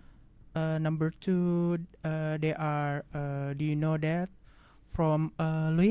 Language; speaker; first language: English; non-native, learner; Indonesian